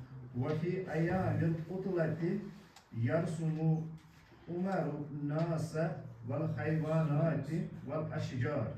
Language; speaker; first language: Arabic; non-native, learner; Kashmiri